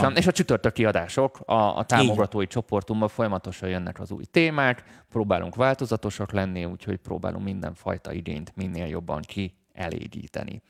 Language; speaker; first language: Hungarian; native; Hungarian